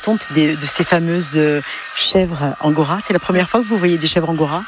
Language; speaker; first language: French; native; French